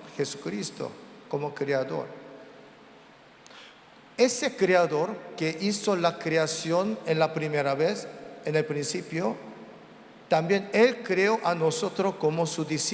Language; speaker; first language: Spanish; non-native, learner; Korean